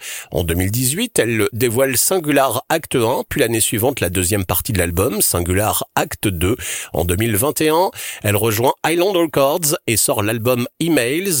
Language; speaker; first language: French; native; French